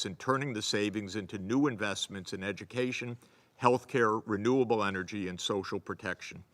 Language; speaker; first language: English; native; English